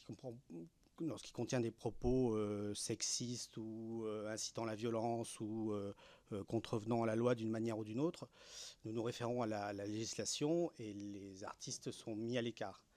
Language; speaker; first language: French; native; French